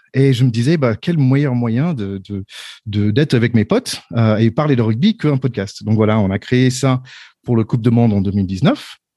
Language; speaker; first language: French; non-native, fluent; English